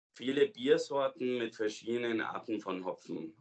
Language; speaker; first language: German; non-native, fluent; Spanish